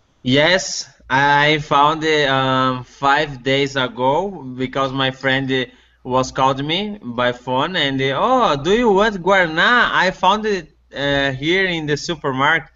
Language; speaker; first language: English; non-native, learner; Portuguese